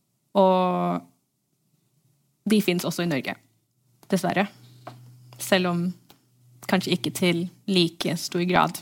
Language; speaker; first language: Norwegian; early bilingual, heritage; English